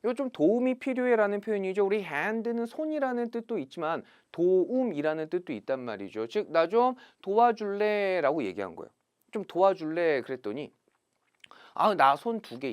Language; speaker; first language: Korean; native; Korean